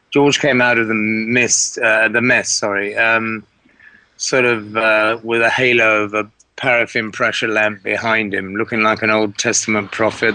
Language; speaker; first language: English; native; English